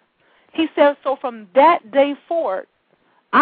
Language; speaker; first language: English; native; English